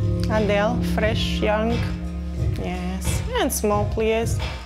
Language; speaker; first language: English; non-native, fluent; Hungarian